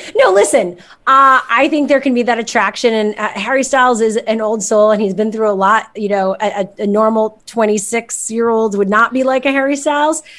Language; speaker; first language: English; native; English